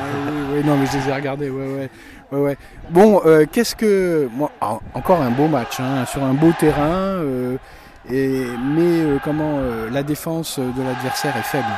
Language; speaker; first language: French; native; French